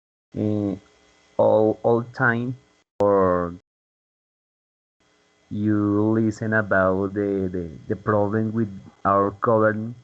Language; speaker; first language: English; non-native, learner; Spanish